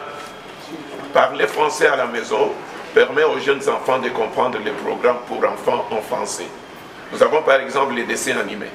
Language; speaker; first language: French; non-native, local second language; Lingala